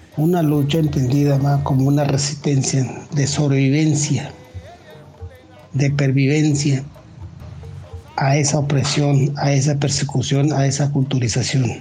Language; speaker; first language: Spanish; non-native, local second language; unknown